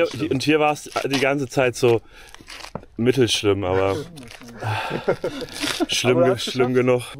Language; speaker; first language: German; native; German